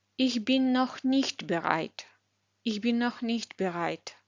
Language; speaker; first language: German; non-native, fluent; Ukrainian